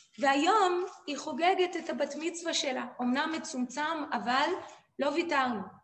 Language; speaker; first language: Hebrew; native; Hebrew